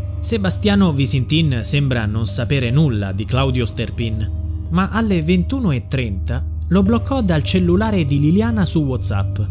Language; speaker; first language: Italian; native; Italian